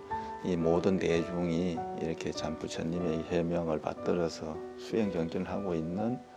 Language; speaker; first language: Korean; native; Korean